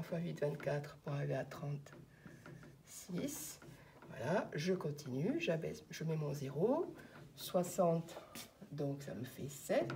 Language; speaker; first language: French; native; French